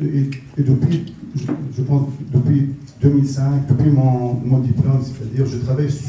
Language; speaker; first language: French; non-native, local second language; Arabic